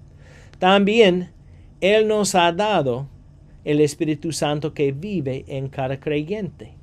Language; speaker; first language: Spanish; non-native, fluent; English